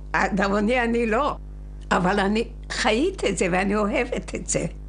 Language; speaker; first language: Hebrew; non-native, fluent; Yiddish